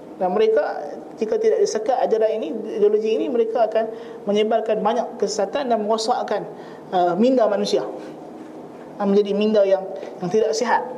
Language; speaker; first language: Malay; native; Malay